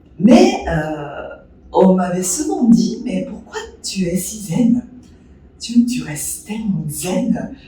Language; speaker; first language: French; non-native, fluent; Japanese